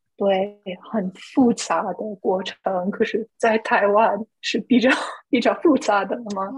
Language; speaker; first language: Chinese; non-native, fluent; English